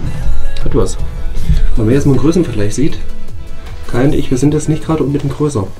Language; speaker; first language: German; native; German